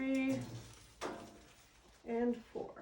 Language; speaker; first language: English; native; English